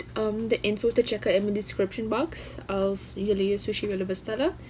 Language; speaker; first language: Dutch; non-native, local second language; Papiamento